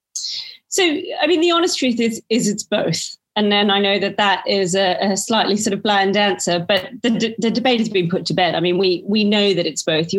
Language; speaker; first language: English; native; English